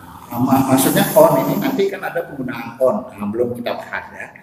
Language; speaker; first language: Indonesian; non-native, local second language; Balinese